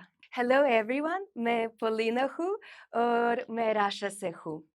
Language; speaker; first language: Hindi; non-native, learner; Russian